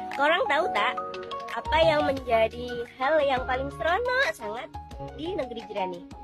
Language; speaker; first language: Indonesian; native; Indonesian